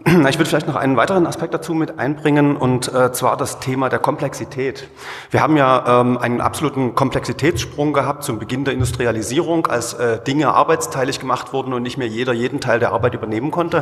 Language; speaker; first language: German; native; German